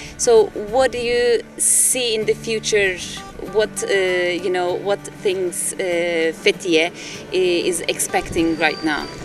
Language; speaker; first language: English; non-native, fluent; Turkish